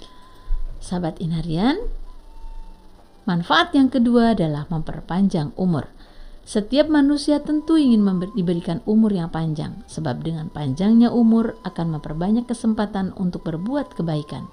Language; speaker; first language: Indonesian; native; Indonesian